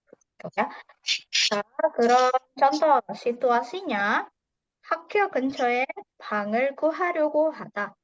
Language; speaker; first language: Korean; non-native, fluent; Indonesian